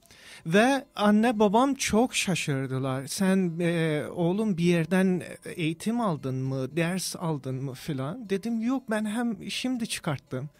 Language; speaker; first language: Turkish; non-native, fluent; Persian